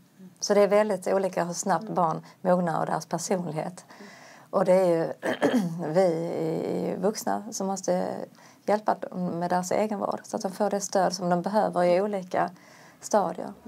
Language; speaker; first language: Swedish; native; Swedish